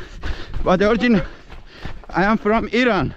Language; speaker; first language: English; non-native, learner; Persian